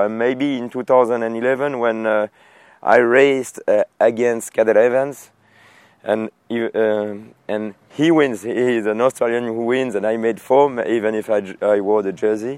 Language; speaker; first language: English; non-native, fluent; French